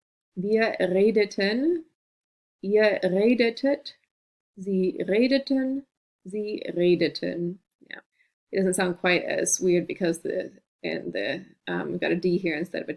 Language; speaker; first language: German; non-native, fluent; English